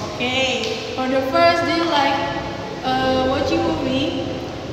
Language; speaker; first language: English; non-native, learner; Indonesian